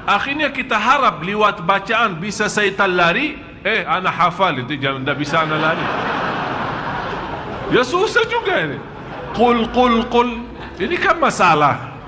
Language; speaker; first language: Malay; non-native, fluent; Arabic